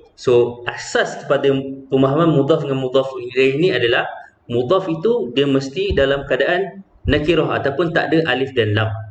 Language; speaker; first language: Malay; native; Malay